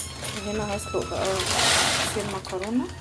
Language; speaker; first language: Arabic; native; Arabic